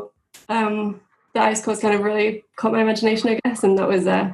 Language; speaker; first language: English; native; English